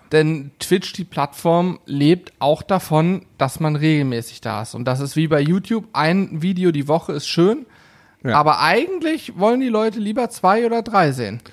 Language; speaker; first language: German; native; German